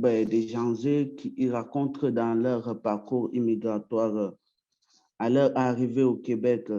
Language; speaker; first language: French; early bilingual, other home language; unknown